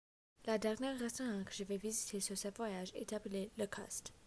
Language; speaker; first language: French; non-native, learner; English